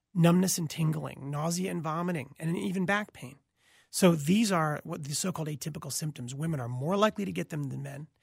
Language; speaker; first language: English; native; English